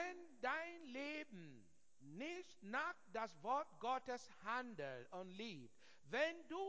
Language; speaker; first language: German; non-native, learner; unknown